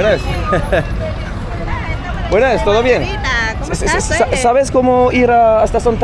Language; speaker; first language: Spanish; non-native, learner; French